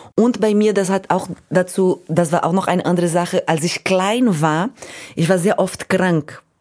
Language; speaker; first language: German; non-native, fluent; Portuguese